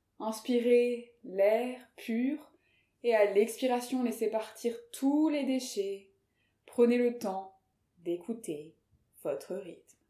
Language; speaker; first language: French; native; French